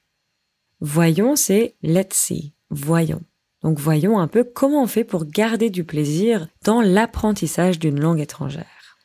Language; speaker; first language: French; native; French